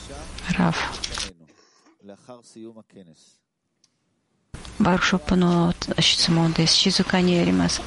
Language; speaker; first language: Japanese; non-native, fluent; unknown